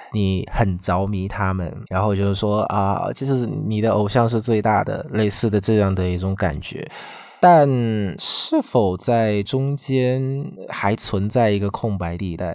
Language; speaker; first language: Chinese; non-native, fluent; Vietnamese